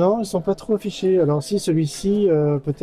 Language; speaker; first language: French; native; French